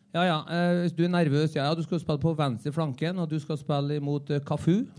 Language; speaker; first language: Norwegian; native; Norwegian